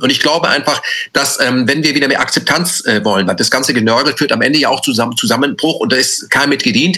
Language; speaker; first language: German; native; German